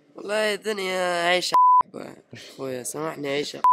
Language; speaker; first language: Arabic; early bilingual, heritage; Italian